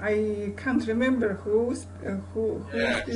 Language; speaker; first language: English; non-native, learner; Kazakh